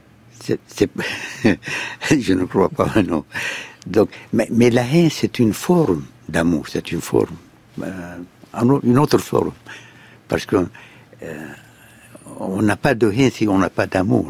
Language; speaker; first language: French; non-native, fluent; Arabic